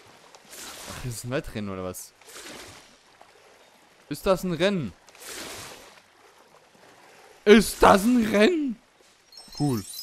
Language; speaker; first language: German; native; German